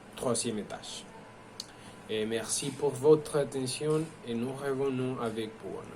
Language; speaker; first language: French; non-native, learner; Spanish